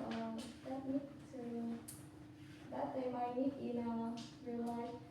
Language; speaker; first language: English; non-native, learner; Vietnamese